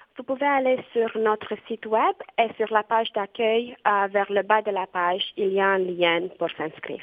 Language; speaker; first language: French; non-native, fluent; Romanian